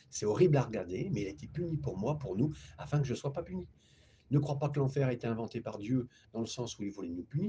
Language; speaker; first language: French; native; French